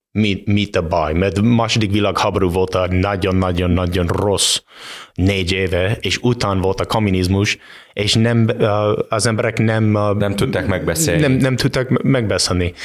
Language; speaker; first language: Hungarian; non-native, fluent; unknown